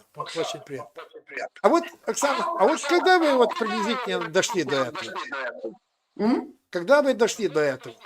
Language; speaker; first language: Russian; non-native, local second language; Ukrainian